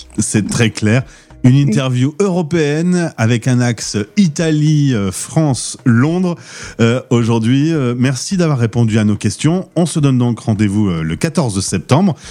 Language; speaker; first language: French; native; French